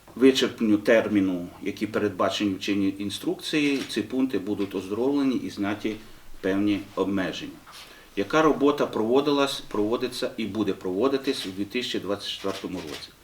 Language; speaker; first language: Ukrainian; native; Ukrainian